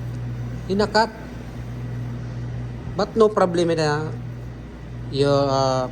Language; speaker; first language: English; non-native, learner; Filipino